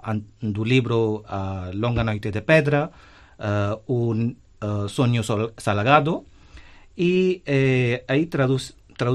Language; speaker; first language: Galician; non-native, fluent; Hindi